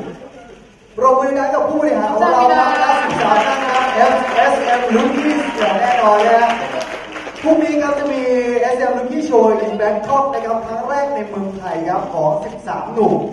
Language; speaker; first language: Thai; native; Thai